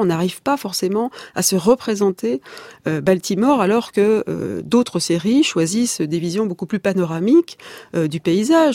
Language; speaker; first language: French; native; French